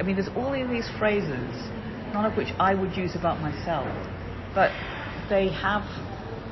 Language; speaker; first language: English; native; English